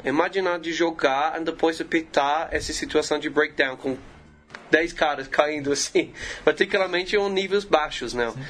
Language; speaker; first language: Portuguese; non-native, learner; English